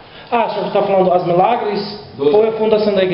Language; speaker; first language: Portuguese; non-native, learner; English